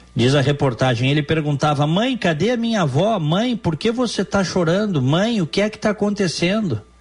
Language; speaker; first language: Portuguese; native; Portuguese